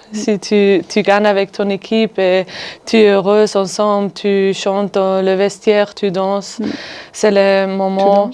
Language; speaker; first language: French; non-native, fluent; German